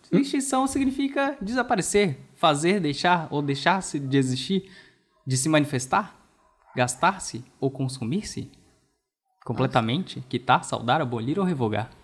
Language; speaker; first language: Portuguese; native; Portuguese